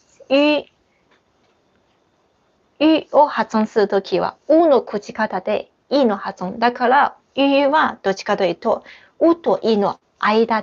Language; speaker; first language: Japanese; non-native, fluent; Chinese